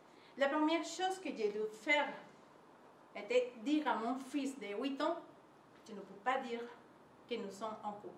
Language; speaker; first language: French; non-native, learner; Spanish